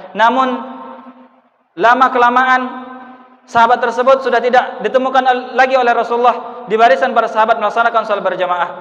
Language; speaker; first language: Malay; native; Malay